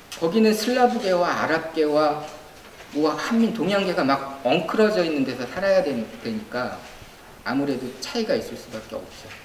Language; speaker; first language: Korean; native; Korean